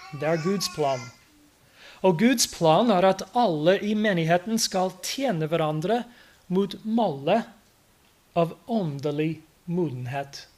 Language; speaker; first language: Norwegian; non-native, fluent; English